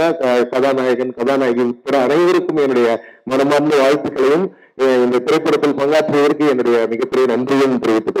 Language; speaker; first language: Tamil; native; Tamil